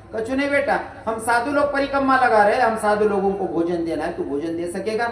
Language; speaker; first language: Hindi; non-native, local second language; Marathi